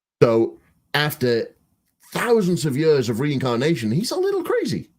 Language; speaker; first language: English; native; English